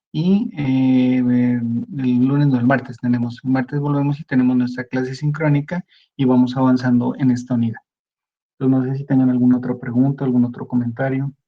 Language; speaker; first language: Spanish; native; Spanish